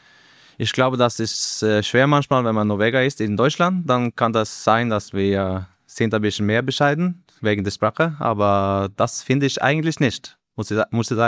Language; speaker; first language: German; non-native, learner; Norwegian